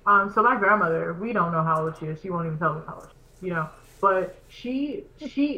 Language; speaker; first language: English; native; English